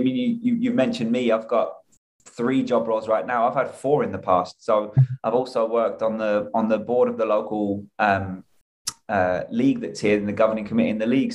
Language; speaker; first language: English; native; English